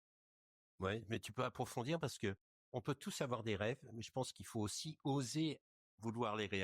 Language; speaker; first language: French; native; French